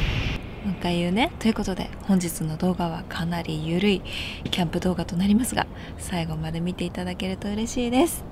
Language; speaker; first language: Japanese; native; Japanese